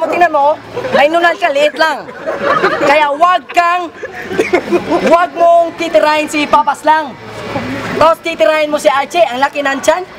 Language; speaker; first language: Filipino; non-native, local second language; Cebuano